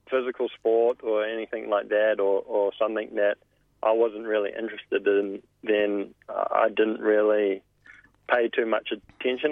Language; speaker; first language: English; native; English